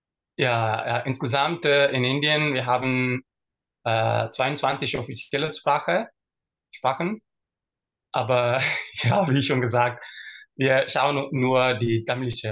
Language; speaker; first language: German; non-native, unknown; Tamil